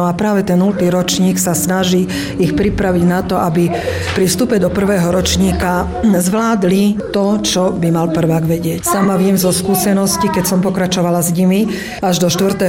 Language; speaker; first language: Slovak; native; Slovak